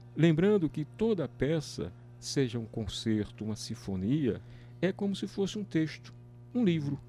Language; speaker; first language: Portuguese; native; Portuguese